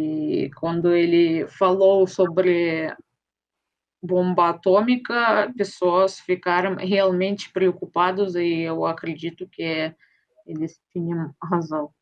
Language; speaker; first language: Portuguese; non-native, fluent; Russian